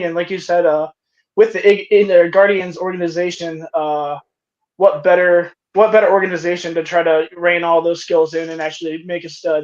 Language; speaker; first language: English; native; English